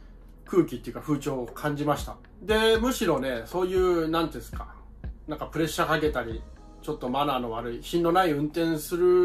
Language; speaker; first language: Japanese; native; Japanese